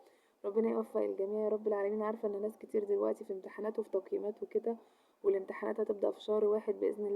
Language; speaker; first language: Arabic; native; Arabic